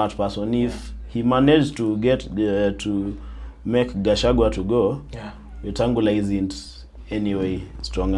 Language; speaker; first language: English; non-native, local second language; Swahili